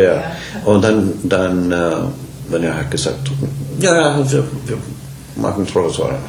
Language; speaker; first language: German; non-native, learner; English